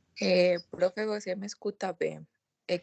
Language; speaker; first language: Portuguese; non-native, learner; Spanish